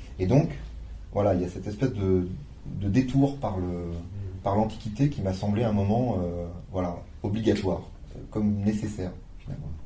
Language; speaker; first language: French; native; French